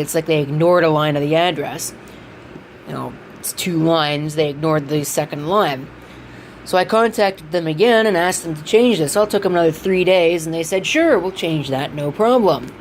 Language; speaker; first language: English; native; English